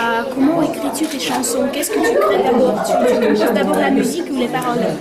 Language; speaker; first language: French; non-native, learner; Russian